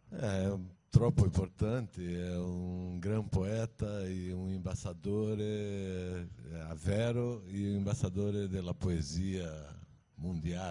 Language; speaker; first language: Italian; non-native, learner; Portuguese